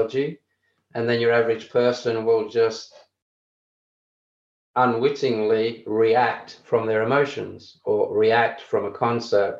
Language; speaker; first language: English; native; English